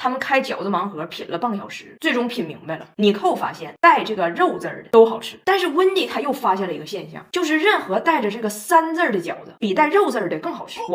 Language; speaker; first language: Chinese; native; Chinese